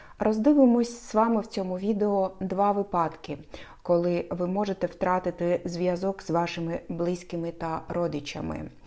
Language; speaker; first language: Ukrainian; non-native, local second language; Russian